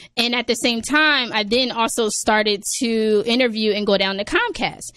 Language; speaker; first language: English; native; English